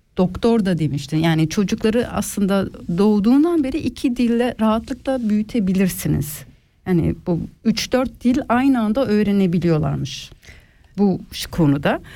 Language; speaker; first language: Turkish; early bilingual, heritage; Turkish